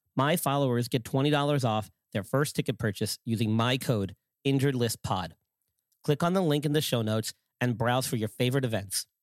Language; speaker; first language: English; native; English